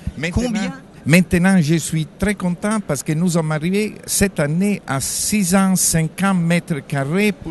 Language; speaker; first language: French; non-native, fluent; Italian